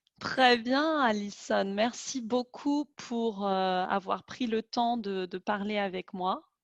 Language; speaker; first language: French; native; French